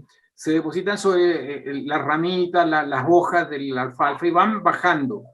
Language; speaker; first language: Spanish; native; Spanish